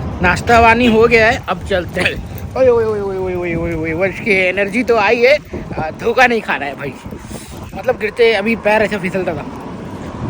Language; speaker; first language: Hindi; native; Hindi